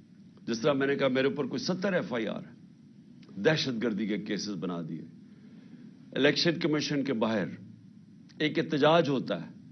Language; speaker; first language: Urdu; native; Urdu